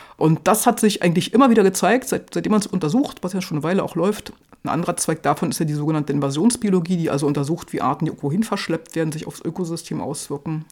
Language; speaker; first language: German; native; German